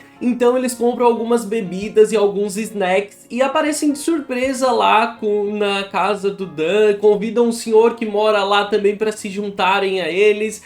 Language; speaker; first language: Portuguese; native; Portuguese